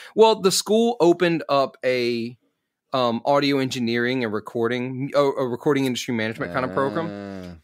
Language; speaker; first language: English; native; English